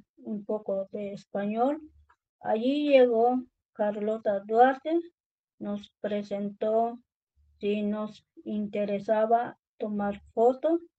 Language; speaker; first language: Spanish; non-native, local second language; Tzotzil